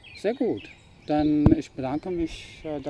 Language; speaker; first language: German; non-native, fluent; English